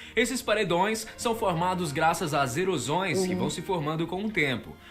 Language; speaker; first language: Portuguese; native; Portuguese